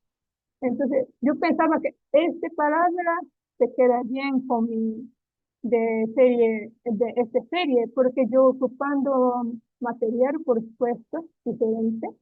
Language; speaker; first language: Spanish; non-native, learner; Japanese